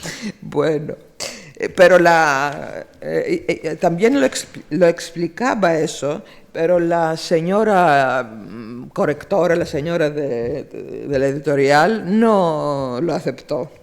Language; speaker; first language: Spanish; non-native, fluent; Greek